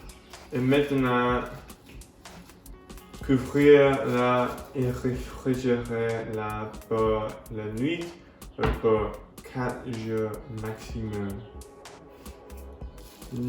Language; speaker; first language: French; non-native, learner; English